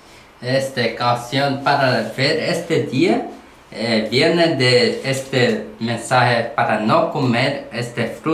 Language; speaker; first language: Spanish; non-native, learner; Korean